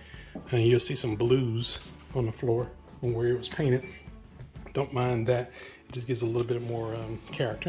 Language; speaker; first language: English; native; English